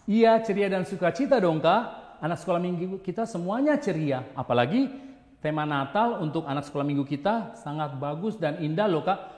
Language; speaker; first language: Indonesian; native; Indonesian